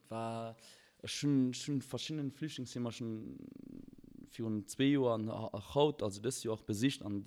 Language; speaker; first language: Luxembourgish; early bilingual, other home language; Albanian